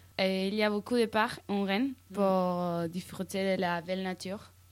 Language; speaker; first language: French; non-native, learner; Spanish